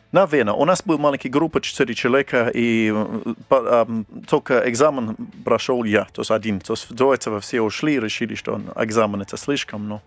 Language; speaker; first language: Russian; non-native, fluent; English